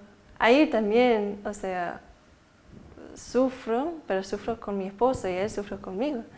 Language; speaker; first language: Spanish; non-native, fluent; English